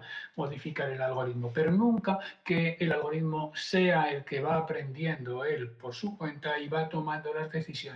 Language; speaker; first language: Spanish; native; Spanish